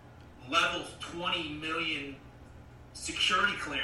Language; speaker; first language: English; native; English